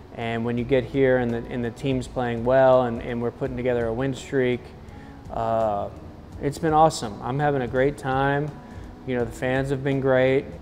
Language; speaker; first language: English; native; English